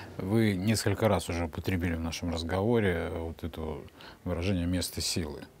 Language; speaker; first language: Russian; native; Russian